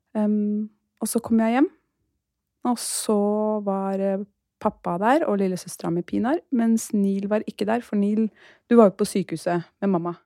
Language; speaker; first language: Norwegian; early bilingual, other home language; Turkish